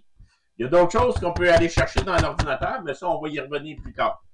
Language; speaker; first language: French; native; French